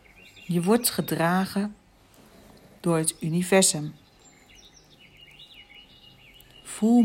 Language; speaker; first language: Dutch; native; Dutch